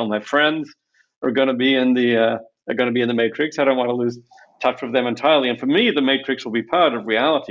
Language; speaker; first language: English; native; English